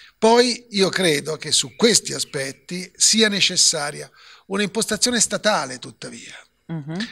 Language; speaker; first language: Italian; native; Italian